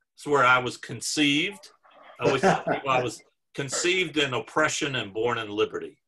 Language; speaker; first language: English; native; English